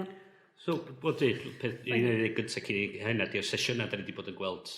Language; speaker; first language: Welsh; native; Welsh